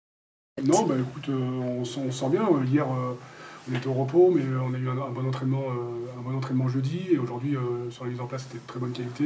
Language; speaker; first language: French; native; French